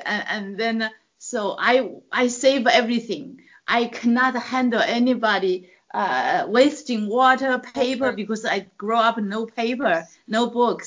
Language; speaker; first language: English; non-native, fluent; Chinese